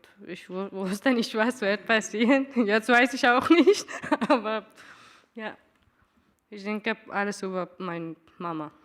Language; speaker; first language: German; non-native, learner; Persian